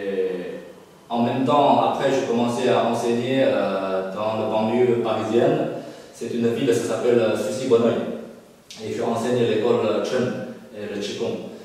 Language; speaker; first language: French; non-native, fluent; Chinese